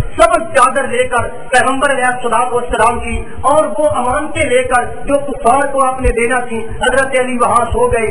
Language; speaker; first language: Urdu; non-native, local second language; Punjabi